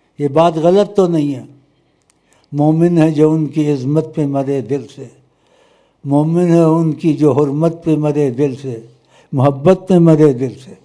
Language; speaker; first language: Urdu; non-native, local second language; Pashto